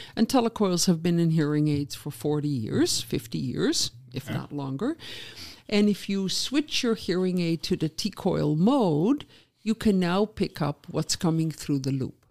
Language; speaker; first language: English; non-native, fluent; Dutch